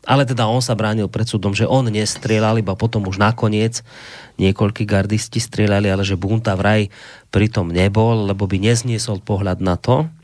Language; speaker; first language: Slovak; native; Slovak